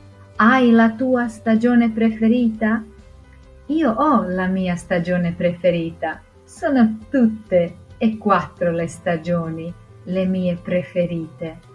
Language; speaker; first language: Italian; non-native, fluent; Croatian